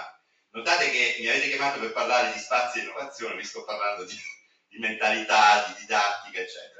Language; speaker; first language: Italian; native; Italian